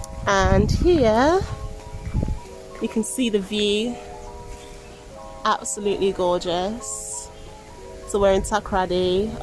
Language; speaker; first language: English; non-native, local second language; Akan